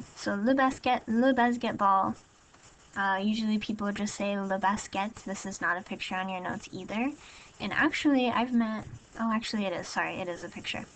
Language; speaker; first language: English; native; English